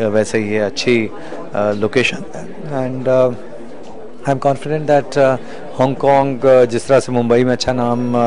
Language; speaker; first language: Hindi; native; Hindi